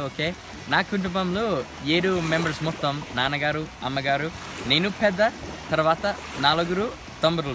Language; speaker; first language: Telugu; non-native, learner; English